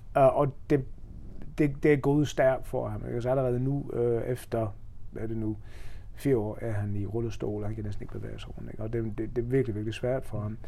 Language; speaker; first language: Danish; non-native, fluent; English